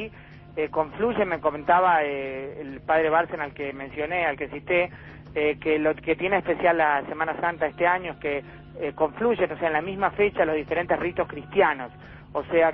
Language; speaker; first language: Spanish; native; Spanish